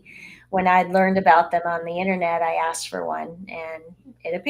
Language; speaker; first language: English; native; English